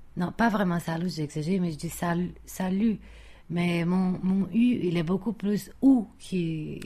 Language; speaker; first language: French; non-native, fluent; Portuguese